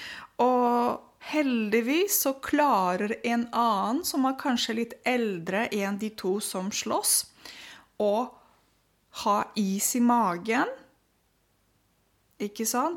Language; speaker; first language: Norwegian; non-native, fluent; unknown